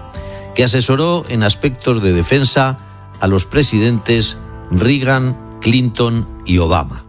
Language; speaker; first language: Spanish; native; Spanish